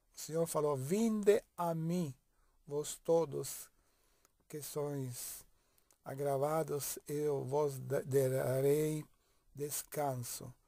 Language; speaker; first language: Portuguese; non-native, fluent; Italian